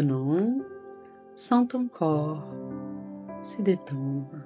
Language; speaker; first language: French; non-native, fluent; Portuguese